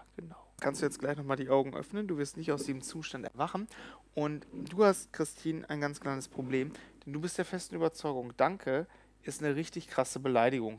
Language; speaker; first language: German; native; German